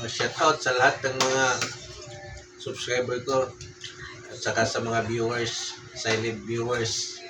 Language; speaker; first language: Filipino; non-native, local second language; Cebuano